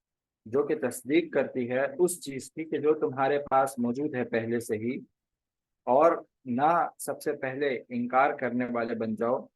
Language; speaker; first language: Urdu; native; Urdu